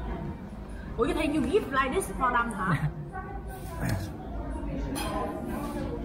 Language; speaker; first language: English; non-native, learner; Vietnamese